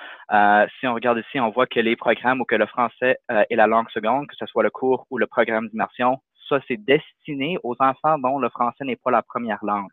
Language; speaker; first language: French; native; French